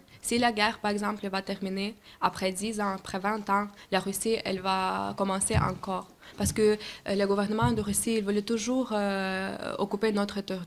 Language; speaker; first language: French; non-native, learner; Ukrainian